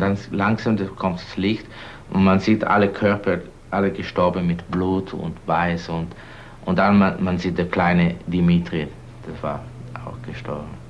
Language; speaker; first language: German; non-native, fluent; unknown